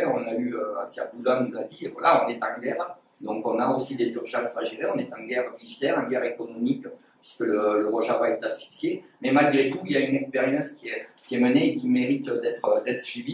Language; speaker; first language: French; native; French